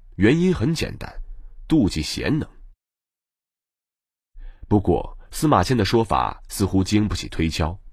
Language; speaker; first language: Chinese; native; Chinese